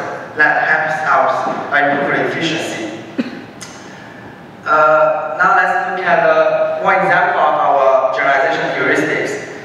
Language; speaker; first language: English; non-native, fluent; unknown